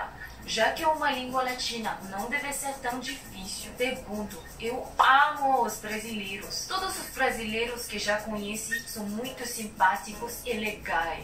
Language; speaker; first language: Portuguese; non-native, learner; French